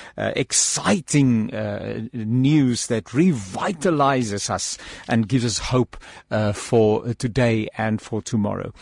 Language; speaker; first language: English; non-native, local second language; Afrikaans